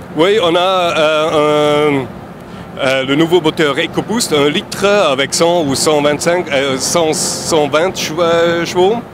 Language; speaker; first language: French; non-native, fluent; German